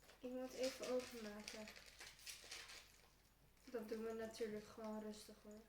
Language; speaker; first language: Dutch; early bilingual, heritage; Turkish